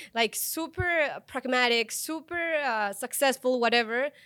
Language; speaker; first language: English; non-native, fluent; Spanish